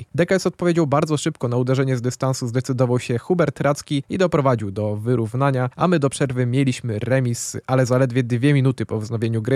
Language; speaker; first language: Polish; native; Polish